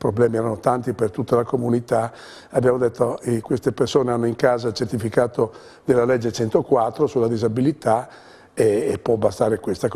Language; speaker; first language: Italian; native; Italian